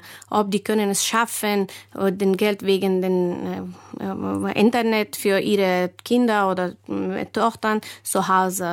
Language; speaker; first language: German; non-native, fluent; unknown